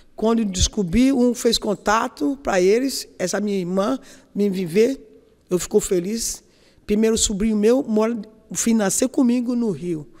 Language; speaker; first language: Portuguese; non-native, fluent; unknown